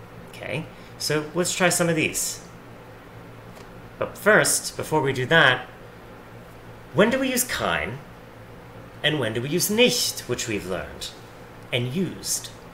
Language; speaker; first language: English; native; English